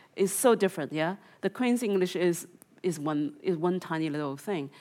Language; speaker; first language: English; non-native, fluent; Chinese